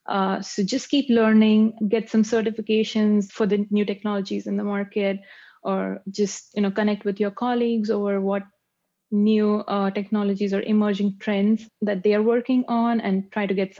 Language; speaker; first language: English; non-native, local second language; Marathi